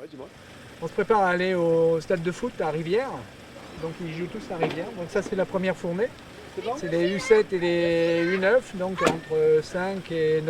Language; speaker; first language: French; native; French